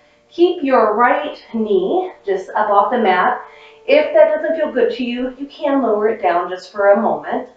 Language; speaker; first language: English; native; English